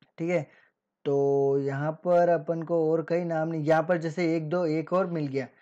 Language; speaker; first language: Hindi; native; Hindi